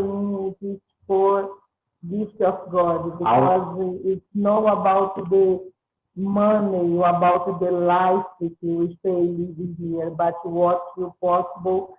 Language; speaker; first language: English; non-native, learner; Portuguese